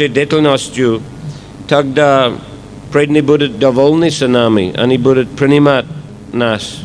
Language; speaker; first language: Russian; non-native, fluent; English